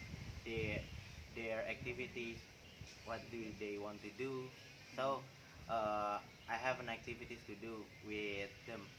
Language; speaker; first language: English; non-native, learner; Indonesian